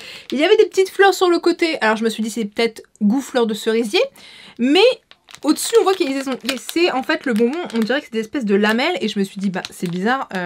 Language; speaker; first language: French; native; French